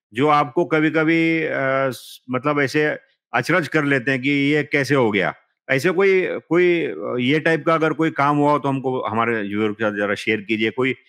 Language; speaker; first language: Hindi; non-native, local second language; Marathi